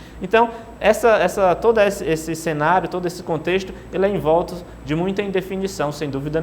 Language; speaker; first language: Portuguese; native; Portuguese